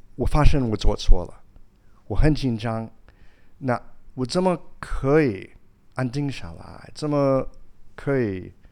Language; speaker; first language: Chinese; non-native, fluent; English